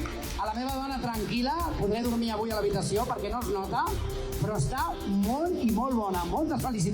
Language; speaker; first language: Catalan; native; Catalan